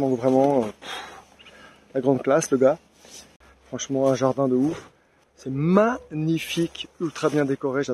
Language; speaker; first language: French; native; French